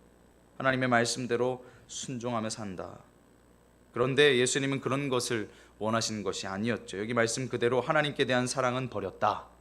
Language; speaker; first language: Korean; native; Korean